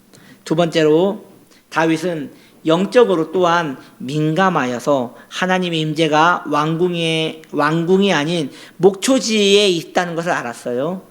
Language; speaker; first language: Korean; native; Korean